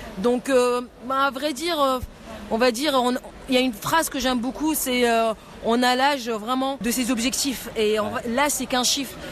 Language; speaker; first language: French; non-native, local second language; Arabic